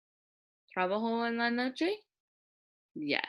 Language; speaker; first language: Spanish; non-native, learner; English